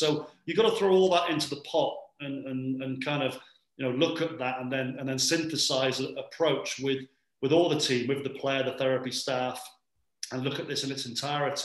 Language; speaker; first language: English; native; English